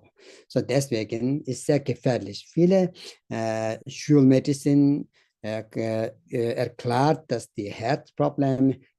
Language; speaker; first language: German; non-native, learner; Tibetan